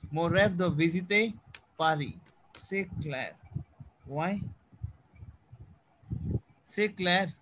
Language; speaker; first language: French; non-native, fluent; Hindi